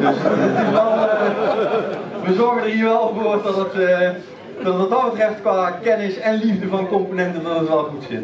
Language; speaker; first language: Dutch; native; Dutch